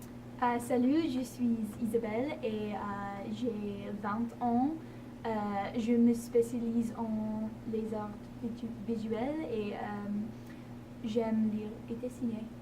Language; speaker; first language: French; non-native, learner; English